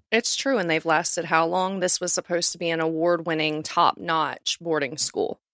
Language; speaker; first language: English; native; English